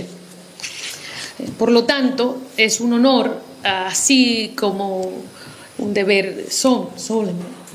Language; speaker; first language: Spanish; early bilingual, heritage; Spanish